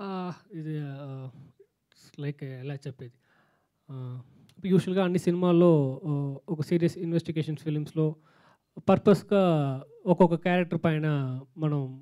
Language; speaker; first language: Telugu; non-native, learner; Tamil